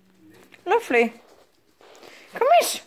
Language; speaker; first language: Dutch; native; Dutch